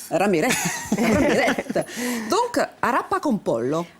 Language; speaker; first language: French; native; French